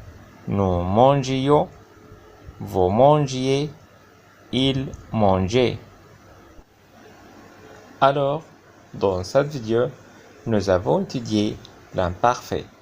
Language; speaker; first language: French; non-native, fluent; Arabic